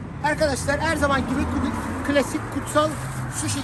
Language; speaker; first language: Turkish; native; Turkish